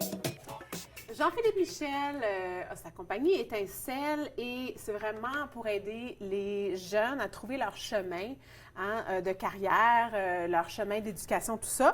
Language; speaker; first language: French; native; French